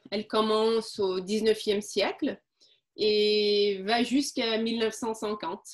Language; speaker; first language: French; non-native, fluent; Portuguese